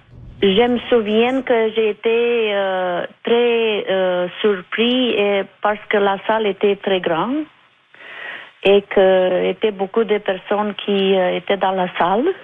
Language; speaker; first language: French; non-native, fluent; Romanian